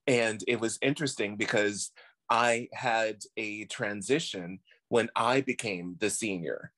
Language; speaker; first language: English; native; English